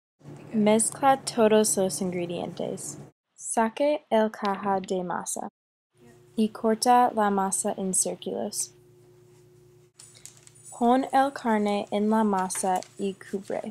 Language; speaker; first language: Spanish; non-native, learner; English